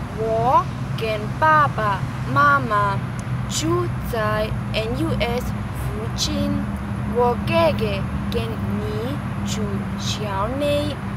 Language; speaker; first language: Chinese; non-native, learner; German